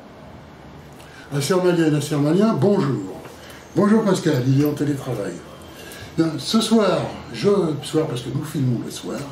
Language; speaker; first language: French; native; French